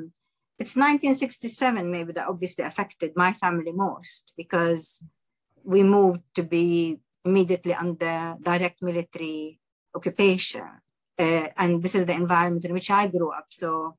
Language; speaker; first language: English; non-native, fluent; Arabic